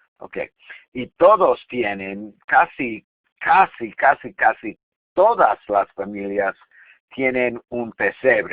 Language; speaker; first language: Spanish; non-native, fluent; English